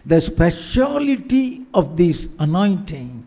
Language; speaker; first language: English; non-native, local second language; Tamil